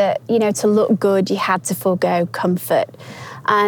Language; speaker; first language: English; native; English